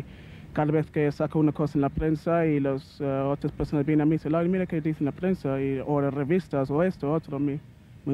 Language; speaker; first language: Spanish; non-native, learner; English